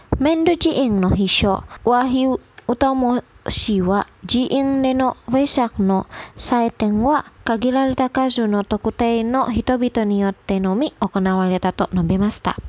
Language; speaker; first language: Japanese; non-native, fluent; Indonesian